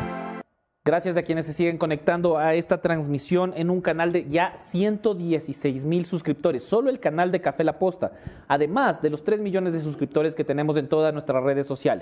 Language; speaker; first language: Spanish; native; Spanish